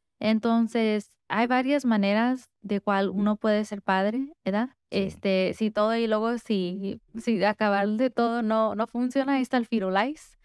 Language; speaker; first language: Spanish; early bilingual, heritage; Spanish